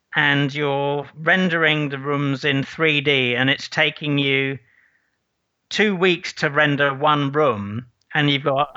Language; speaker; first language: English; native; English